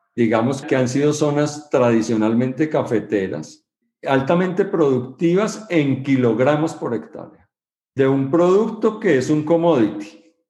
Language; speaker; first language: Spanish; native; Spanish